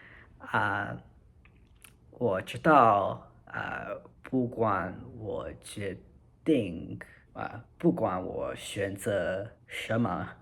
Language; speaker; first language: Chinese; non-native, learner; English